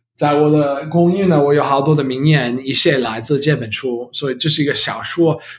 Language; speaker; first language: Chinese; non-native, learner; English